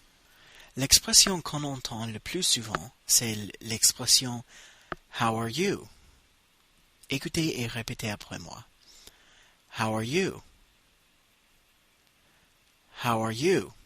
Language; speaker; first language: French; non-native, fluent; English